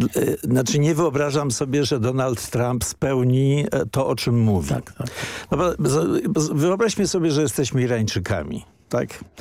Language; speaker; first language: Polish; native; Polish